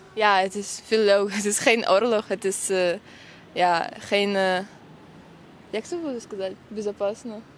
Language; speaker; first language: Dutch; non-native, learner; Ukrainian